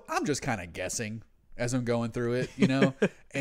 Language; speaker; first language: English; native; English